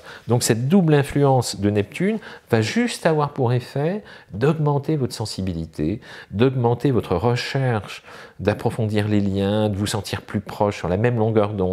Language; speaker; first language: French; native; French